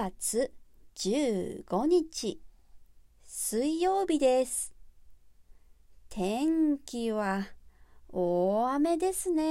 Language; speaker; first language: Japanese; native; Japanese